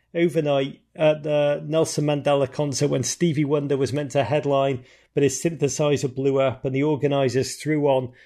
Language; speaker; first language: English; native; English